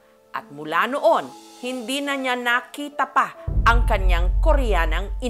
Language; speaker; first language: Filipino; native; Filipino